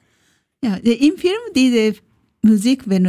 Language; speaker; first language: German; non-native, learner; Japanese